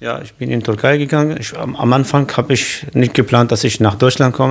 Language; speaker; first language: German; non-native, learner; Kurdish